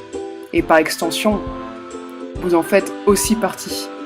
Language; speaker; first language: French; native; French